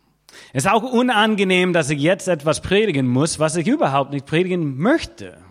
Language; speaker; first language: German; non-native, fluent; English